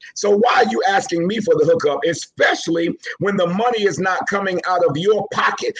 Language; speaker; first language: English; native; English